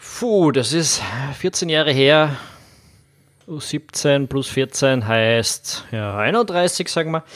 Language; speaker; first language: German; native; German